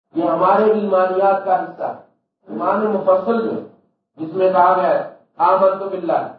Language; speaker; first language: Urdu; non-native, local second language; Punjabi